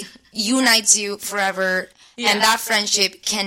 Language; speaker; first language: English; non-native, fluent; Spanish